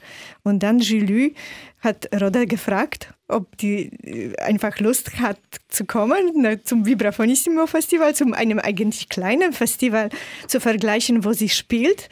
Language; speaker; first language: German; non-native, fluent; Polish